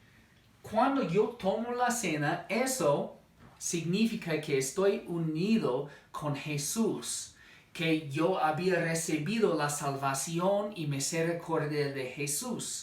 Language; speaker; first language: Spanish; non-native, fluent; English